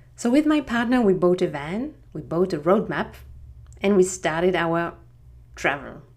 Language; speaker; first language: English; non-native, fluent; French